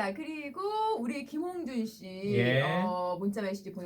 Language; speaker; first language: Korean; native; Korean